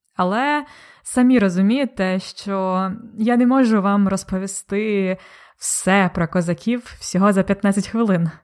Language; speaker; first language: Ukrainian; native; Ukrainian